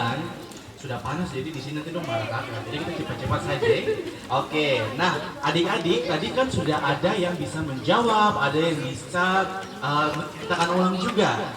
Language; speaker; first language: Malay; native; Malay